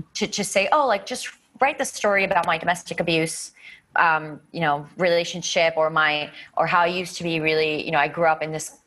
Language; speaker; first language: English; native; English